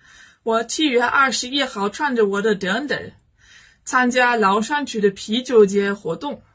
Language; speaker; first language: Chinese; non-native, fluent; German